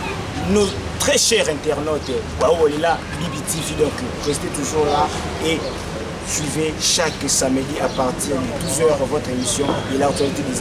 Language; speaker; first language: French; non-native, local second language; Lingala